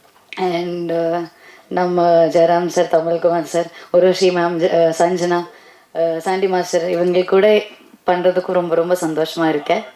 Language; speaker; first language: Tamil; non-native, learner; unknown